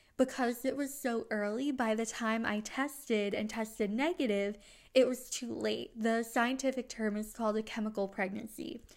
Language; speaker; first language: English; native; English